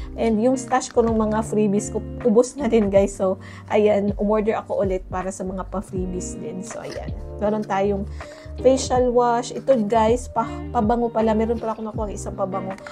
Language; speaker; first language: Filipino; non-native, local second language; Cebuano